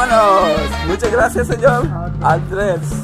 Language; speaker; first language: Spanish; non-native, learner; English